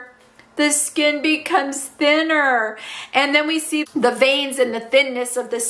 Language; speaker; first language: English; native; English